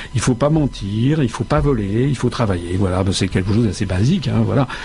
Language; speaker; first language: French; native; French